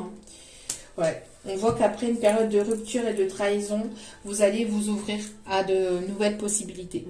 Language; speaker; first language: French; native; French